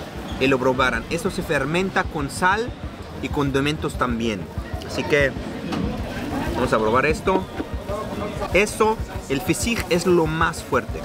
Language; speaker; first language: Spanish; non-native, fluent; Arabic